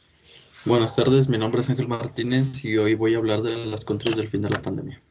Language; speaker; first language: Spanish; native; Spanish